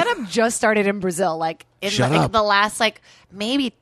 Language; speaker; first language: English; non-native, fluent; Portuguese